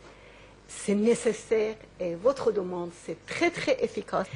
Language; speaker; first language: French; non-native, learner; Persian